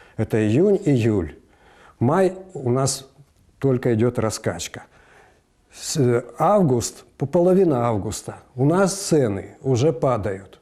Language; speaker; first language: Russian; native; Russian